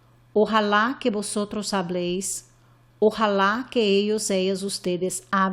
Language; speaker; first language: Spanish; non-native, fluent; English